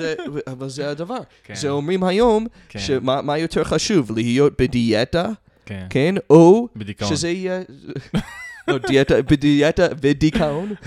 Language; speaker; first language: Hebrew; non-native, fluent; English